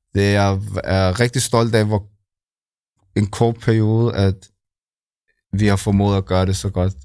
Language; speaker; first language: Danish; native; Danish